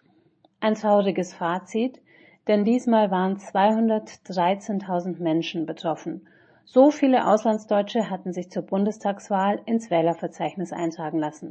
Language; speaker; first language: German; native; German